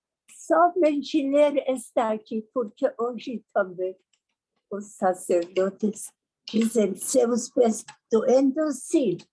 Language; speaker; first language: Portuguese; non-native, learner; Persian